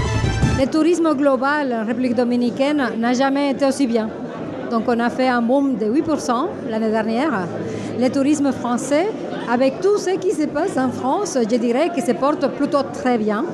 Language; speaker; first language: French; native; French